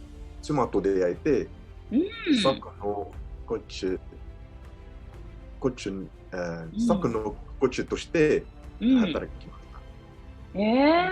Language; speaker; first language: Japanese; non-native, learner; French